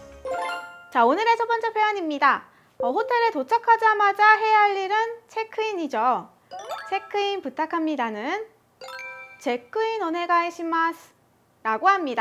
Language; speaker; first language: Korean; native; Korean